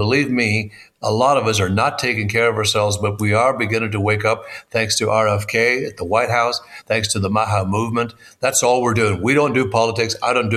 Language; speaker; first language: English; native; English